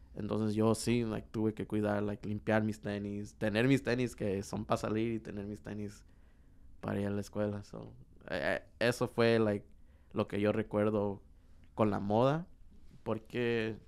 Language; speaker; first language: Spanish; early bilingual, heritage; Spanish